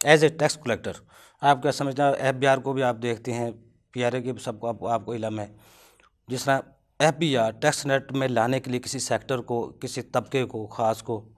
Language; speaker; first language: Urdu; non-native, local second language; Punjabi